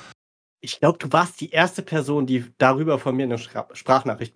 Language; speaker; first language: German; native; German